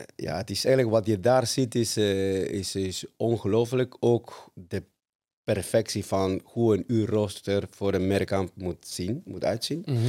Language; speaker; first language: Dutch; non-native, fluent; Spanish